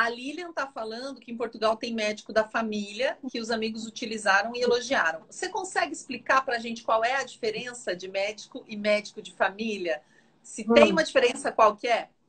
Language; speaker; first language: Portuguese; native; Portuguese